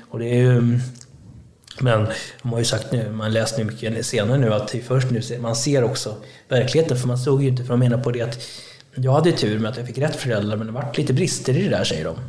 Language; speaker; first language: Swedish; early bilingual, other home language; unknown